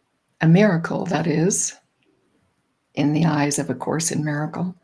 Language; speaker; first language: English; native; English